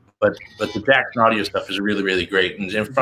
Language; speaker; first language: English; native; English